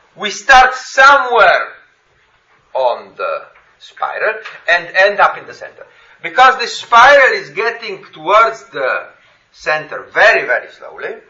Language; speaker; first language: English; non-native, fluent; Slovenian